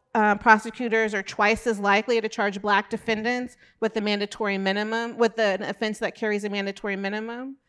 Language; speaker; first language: English; native; English